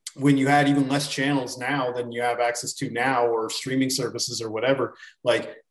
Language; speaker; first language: English; native; English